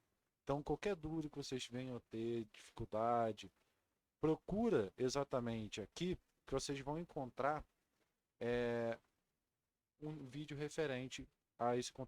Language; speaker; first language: Portuguese; native; Portuguese